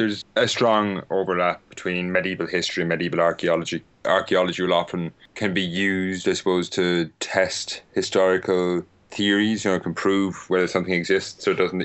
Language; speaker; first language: English; native; English